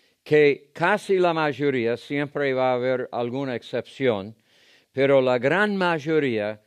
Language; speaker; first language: Spanish; non-native, fluent; English